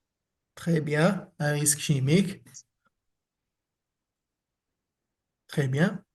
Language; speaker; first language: French; non-native, local second language; Arabic